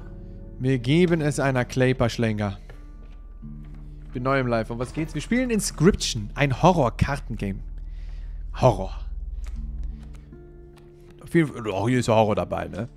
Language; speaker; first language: German; native; German